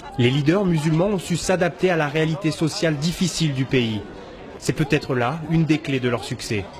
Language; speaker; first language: French; native; French